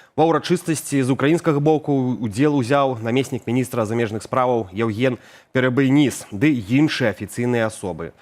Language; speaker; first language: Belarusian; native; Belarusian